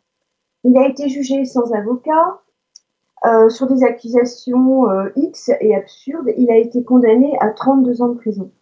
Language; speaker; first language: French; native; French